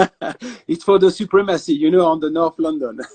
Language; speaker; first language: English; non-native, fluent; French